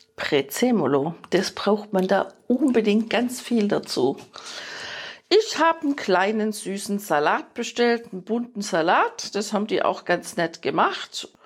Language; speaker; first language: German; native; German